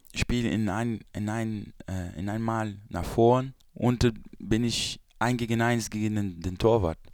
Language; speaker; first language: German; non-native, learner; Portuguese